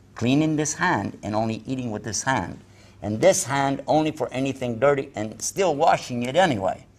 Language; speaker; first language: English; native; English